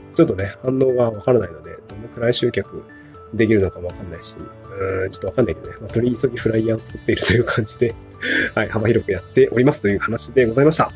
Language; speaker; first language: Japanese; native; Japanese